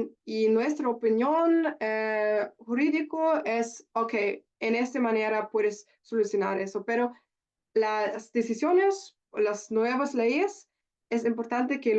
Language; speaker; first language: Spanish; non-native, learner; German